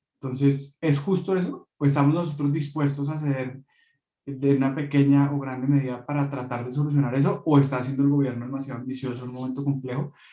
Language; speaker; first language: Spanish; native; Spanish